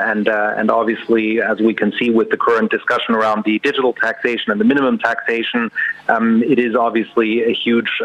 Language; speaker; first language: English; non-native, fluent; German